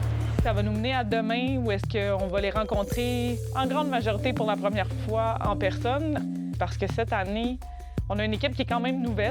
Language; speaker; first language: French; native; French